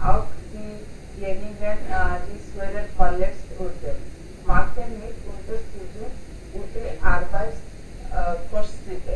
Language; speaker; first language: German; non-native, learner; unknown